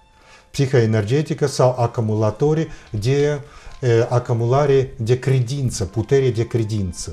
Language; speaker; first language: Romanian; non-native, fluent; Russian